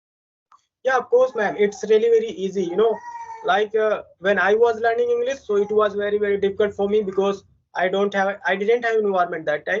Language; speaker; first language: English; non-native, local second language; Hindi